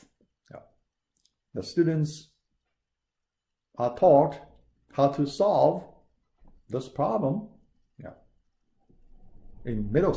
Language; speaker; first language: English; non-native, fluent; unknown